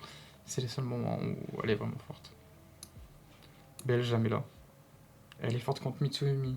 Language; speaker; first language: French; native; French